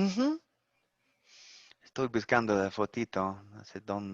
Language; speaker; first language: Spanish; non-native, learner; English